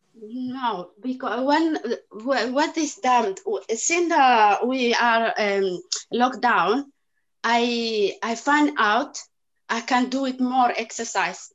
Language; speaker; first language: English; non-native, learner; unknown